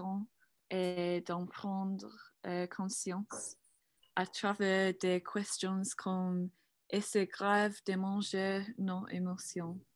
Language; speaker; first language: French; non-native, learner; English